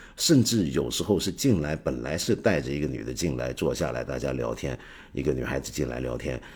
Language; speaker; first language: Chinese; non-native, fluent; Cantonese